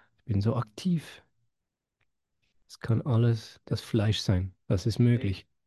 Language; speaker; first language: German; non-native, fluent; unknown